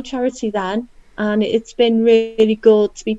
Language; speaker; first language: English; native; English